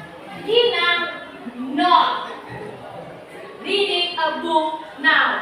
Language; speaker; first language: English; non-native, learner; Indonesian